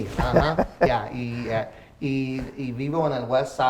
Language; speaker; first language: Spanish; early bilingual, heritage; English